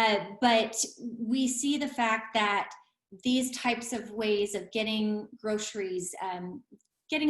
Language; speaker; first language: English; native; English